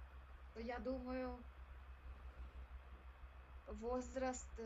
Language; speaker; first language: Russian; native; Russian